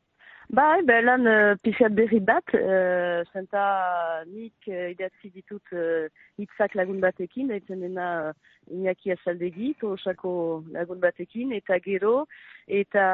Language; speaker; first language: Basque; non-native, local second language; French